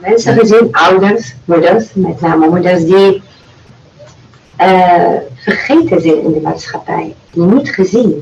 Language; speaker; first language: Dutch; non-native, fluent; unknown